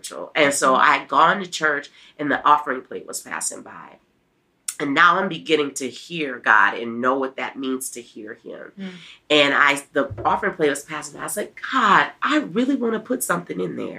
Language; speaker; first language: English; native; English